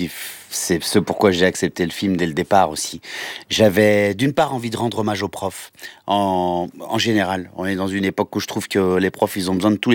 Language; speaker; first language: French; native; French